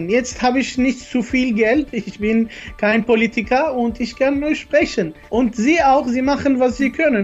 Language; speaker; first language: German; non-native, learner; Arabic